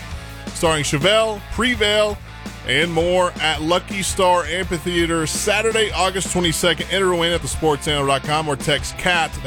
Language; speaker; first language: English; native; English